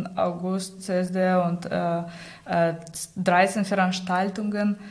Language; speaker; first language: German; non-native, learner; Russian